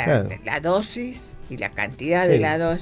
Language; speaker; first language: Spanish; native; Spanish